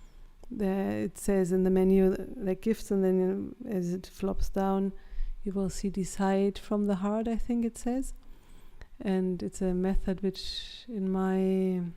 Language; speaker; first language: English; non-native, fluent; German